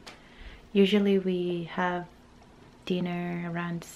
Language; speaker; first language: English; non-native, fluent; Japanese